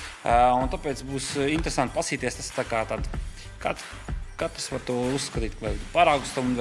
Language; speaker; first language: Latvian; native; Latvian